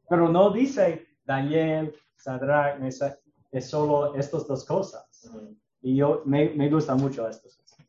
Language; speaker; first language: Spanish; non-native, learner; English